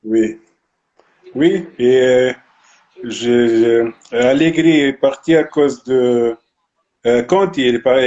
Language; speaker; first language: French; non-native, local second language; Arabic